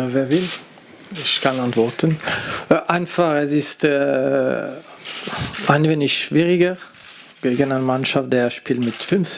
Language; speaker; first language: German; non-native, fluent; French